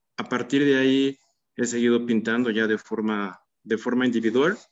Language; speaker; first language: Spanish; native; Spanish